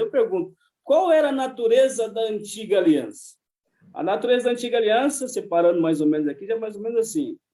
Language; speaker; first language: Portuguese; native; Portuguese